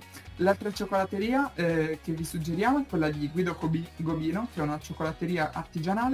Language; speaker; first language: Italian; native; Italian